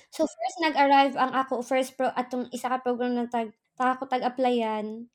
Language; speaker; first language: Filipino; non-native, local second language; Surigaonon